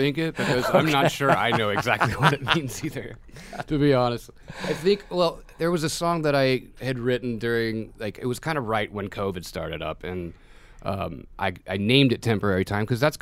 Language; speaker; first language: English; native; English